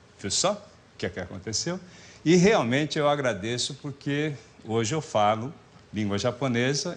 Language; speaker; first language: Portuguese; early bilingual, other home language; Japanese